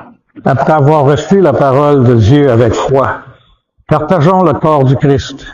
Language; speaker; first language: French; native; French